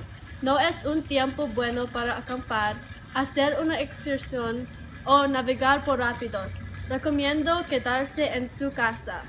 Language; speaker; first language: Spanish; non-native, learner; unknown